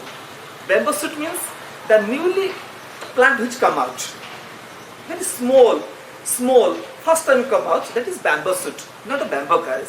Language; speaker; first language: English; non-native, local second language; Odia